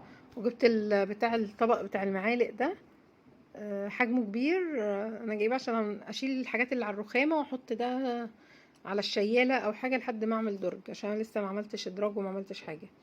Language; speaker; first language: Arabic; native; Arabic